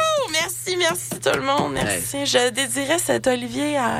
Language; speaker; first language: French; native; French